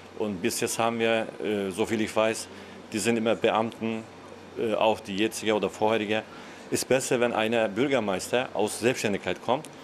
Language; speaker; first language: German; non-native, fluent; Turkish